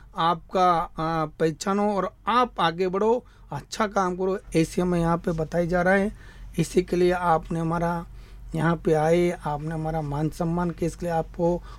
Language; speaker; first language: Hindi; native; Hindi